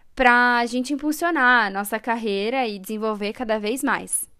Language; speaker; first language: Portuguese; native; Portuguese